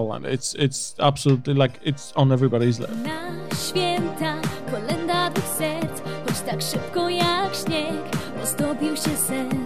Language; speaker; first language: English; non-native, fluent; Polish